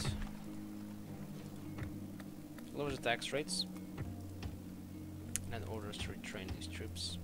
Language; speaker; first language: English; native; English